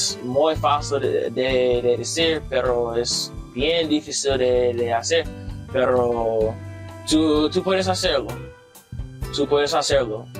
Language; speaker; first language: Spanish; non-native, learner; English